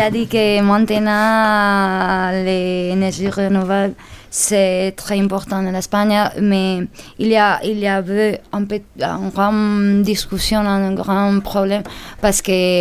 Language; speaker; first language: French; non-native, learner; Spanish